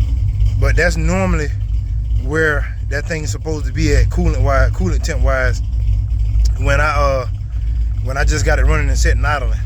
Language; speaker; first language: English; native; English